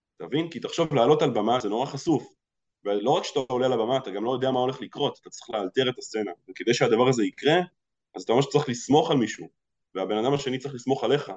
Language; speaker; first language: Hebrew; early bilingual, other home language; Russian